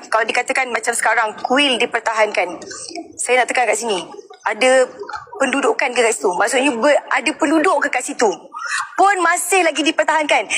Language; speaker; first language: Malay; native; Malay